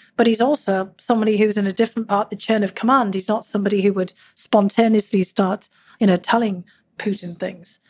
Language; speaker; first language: English; native; English